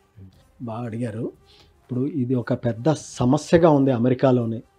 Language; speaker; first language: Telugu; native; Telugu